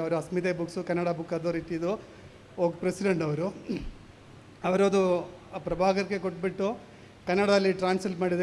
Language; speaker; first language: Kannada; non-native, learner; Malayalam